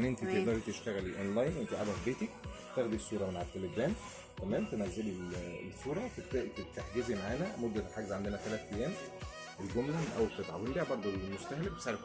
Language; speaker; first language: Arabic; native; Arabic